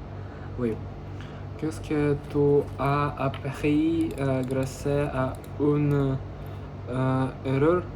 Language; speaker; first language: French; non-native, learner; Russian